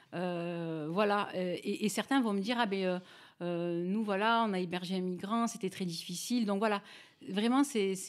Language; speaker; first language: French; native; French